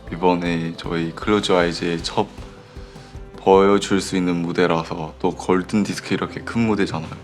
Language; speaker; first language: Korean; non-native, learner; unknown